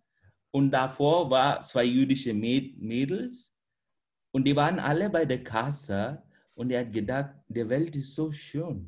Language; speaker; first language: German; non-native, fluent; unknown